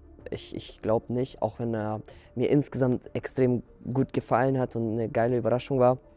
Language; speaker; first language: German; native; German